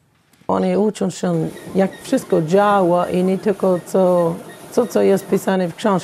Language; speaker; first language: Polish; non-native, fluent; English